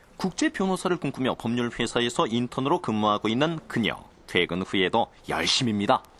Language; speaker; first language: Korean; native; Korean